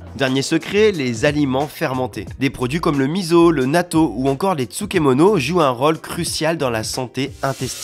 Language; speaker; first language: French; native; French